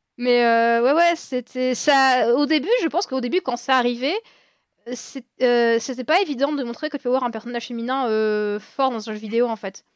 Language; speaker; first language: French; native; French